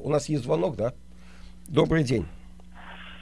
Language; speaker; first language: Russian; native; Russian